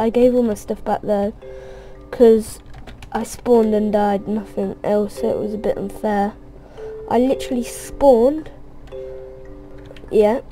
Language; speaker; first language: English; native; English